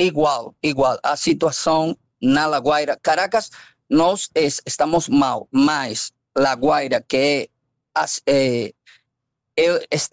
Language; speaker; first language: Portuguese; non-native, fluent; Spanish